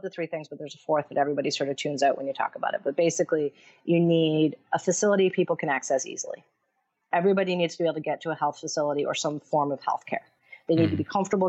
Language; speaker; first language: English; native; English